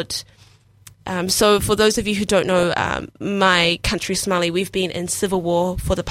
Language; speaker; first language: English; non-native, local second language; Somali